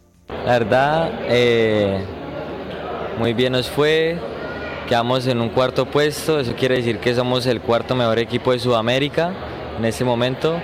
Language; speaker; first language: Spanish; native; Spanish